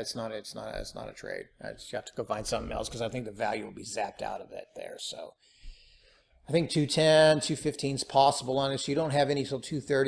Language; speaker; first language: English; native; English